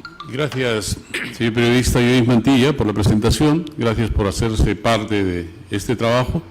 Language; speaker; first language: Spanish; native; Spanish